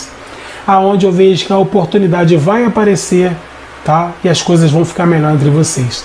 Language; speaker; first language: Portuguese; native; Portuguese